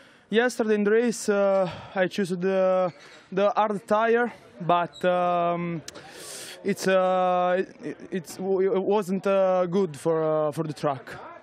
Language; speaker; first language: English; non-native, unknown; Italian